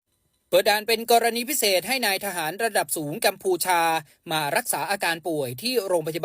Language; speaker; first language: Thai; native; Thai